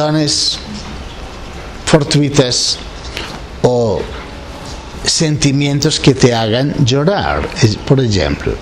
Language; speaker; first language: Spanish; native; Spanish